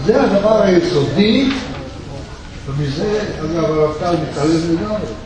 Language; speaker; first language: Hebrew; early bilingual, other home language; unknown